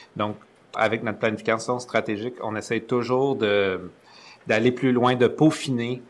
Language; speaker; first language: French; native; French